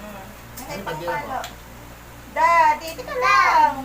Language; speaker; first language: Filipino; non-native, local second language; Cebuano